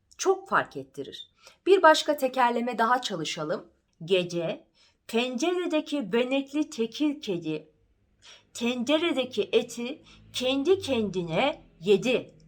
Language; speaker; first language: Turkish; native; Turkish